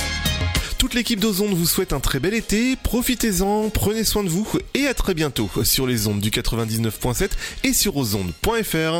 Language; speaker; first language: French; native; French